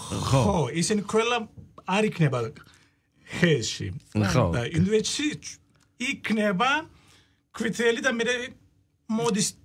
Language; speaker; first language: Georgian; non-native, learner; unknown